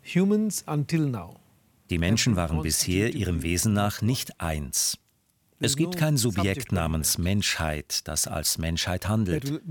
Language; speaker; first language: German; non-native, fluent; Hindi